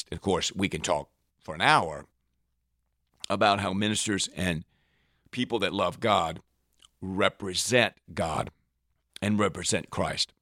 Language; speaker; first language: English; native; English